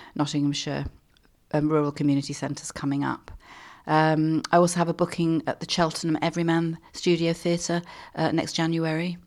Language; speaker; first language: English; native; English